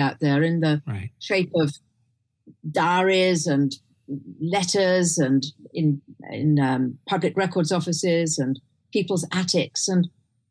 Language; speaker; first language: English; native; English